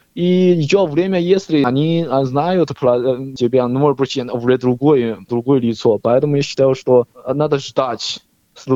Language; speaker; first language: Russian; non-native, learner; Chinese